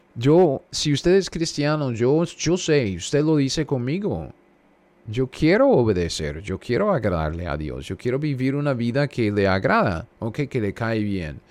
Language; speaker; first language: Spanish; non-native, fluent; English